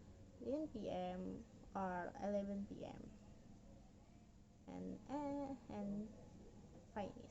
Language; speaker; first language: English; non-native, learner; Indonesian